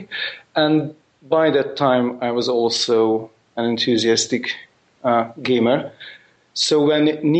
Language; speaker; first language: English; non-native, fluent; Hungarian